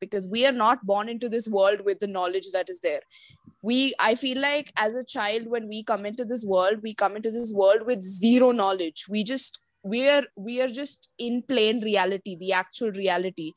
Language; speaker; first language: English; non-native, local second language; Malayalam